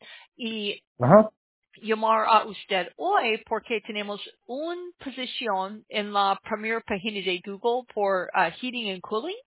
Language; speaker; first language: Spanish; non-native, learner; English